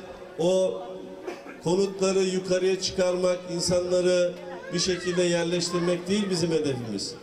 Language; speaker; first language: Turkish; native; Turkish